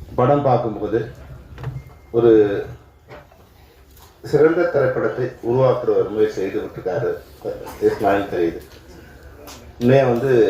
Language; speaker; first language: Tamil; native; Tamil